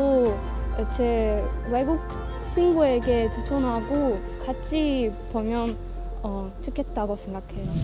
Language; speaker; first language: Korean; non-native, fluent; Russian